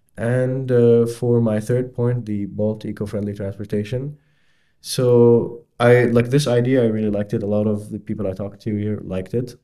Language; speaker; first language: English; non-native, fluent; Arabic